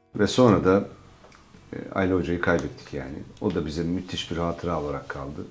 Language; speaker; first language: Turkish; native; Turkish